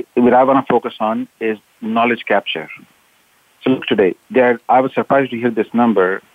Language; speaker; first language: English; non-native, local second language; Urdu